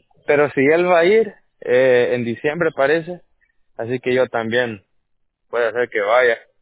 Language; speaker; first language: Spanish; native; Spanish